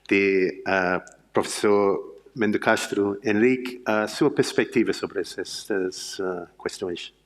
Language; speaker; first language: Portuguese; non-native, learner; English